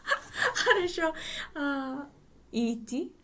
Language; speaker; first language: Russian; non-native, learner; English